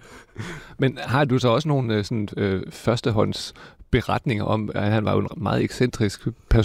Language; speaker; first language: Danish; native; Danish